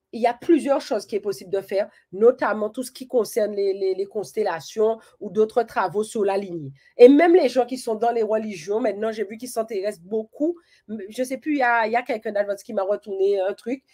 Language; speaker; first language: French; native; French